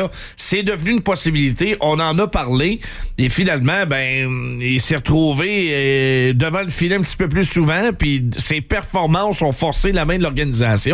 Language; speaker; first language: French; native; French